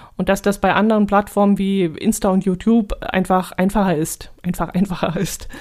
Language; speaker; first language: German; native; German